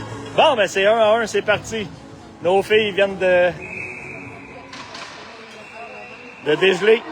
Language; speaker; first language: French; native; French